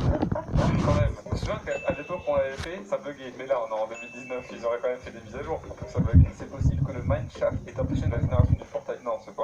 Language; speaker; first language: French; native; French